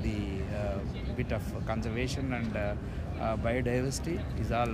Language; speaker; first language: English; non-native, local second language; Telugu